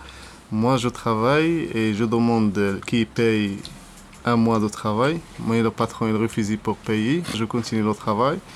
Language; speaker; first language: French; non-native, learner; Arabic